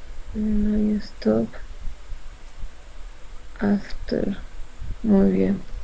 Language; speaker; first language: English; non-native, learner; Spanish